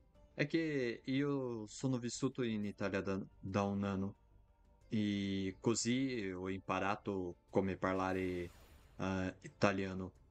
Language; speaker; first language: Italian; non-native, learner; Portuguese